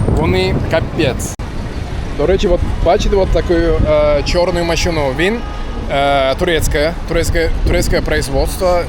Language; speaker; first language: Ukrainian; non-native, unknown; Turkish